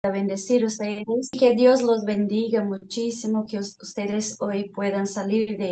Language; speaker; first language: Spanish; non-native, fluent; Portuguese